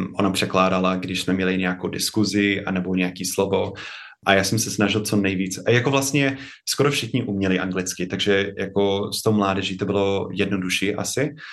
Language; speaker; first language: Czech; non-native, fluent; English